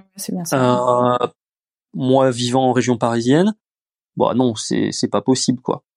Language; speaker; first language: French; early bilingual, other home language; Romanian